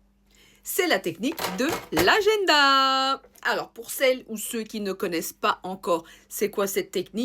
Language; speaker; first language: French; native; French